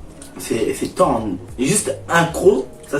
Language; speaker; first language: French; native; French